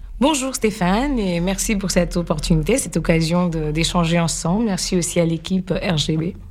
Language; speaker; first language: French; non-native, fluent; Gujarati